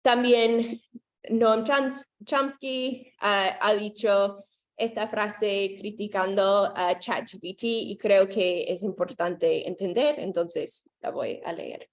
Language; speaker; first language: Spanish; non-native, fluent; English